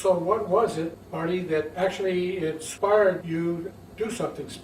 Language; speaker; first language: English; native; English